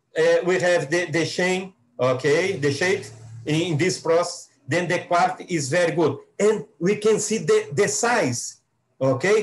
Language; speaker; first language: English; non-native, learner; Portuguese